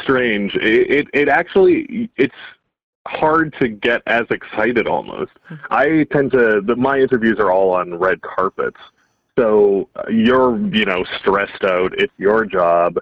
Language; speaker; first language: English; native; English